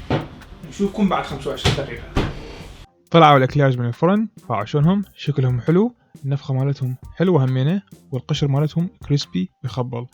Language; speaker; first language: Arabic; native; Arabic